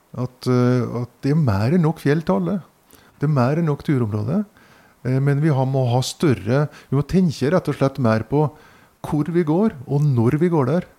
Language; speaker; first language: Norwegian; native; Norwegian